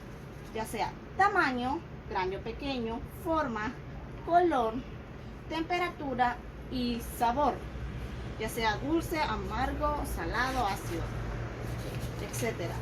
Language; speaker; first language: Spanish; native; Spanish